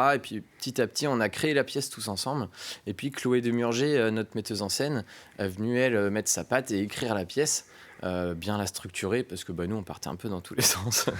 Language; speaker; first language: French; native; French